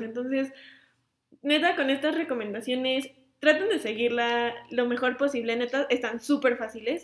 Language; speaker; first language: Spanish; native; Spanish